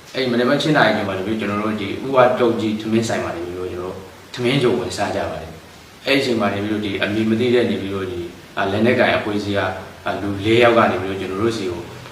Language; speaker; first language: Burmese; native; Burmese